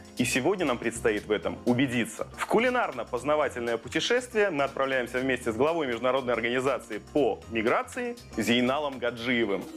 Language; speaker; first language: Russian; native; Russian